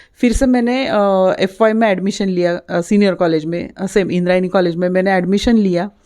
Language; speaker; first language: Hindi; non-native, local second language; Marathi